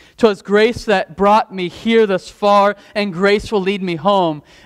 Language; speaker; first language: English; native; English